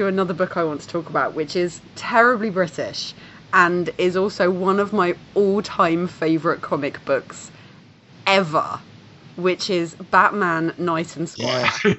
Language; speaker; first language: English; native; English